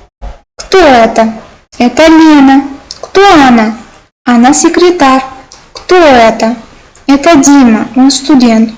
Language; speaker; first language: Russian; non-native, local second language; Uzbek